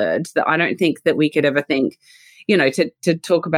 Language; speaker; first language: English; native; English